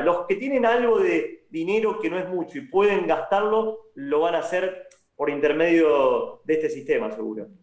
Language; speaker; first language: Spanish; native; Spanish